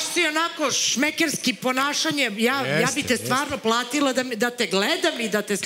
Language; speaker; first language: Serbian; native; Serbian